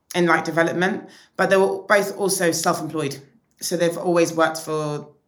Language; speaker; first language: English; native; English